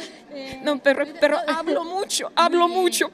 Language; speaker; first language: Spanish; non-native, learner; Russian